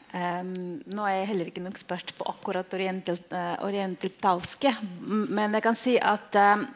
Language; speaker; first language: Norwegian; non-native, fluent; Russian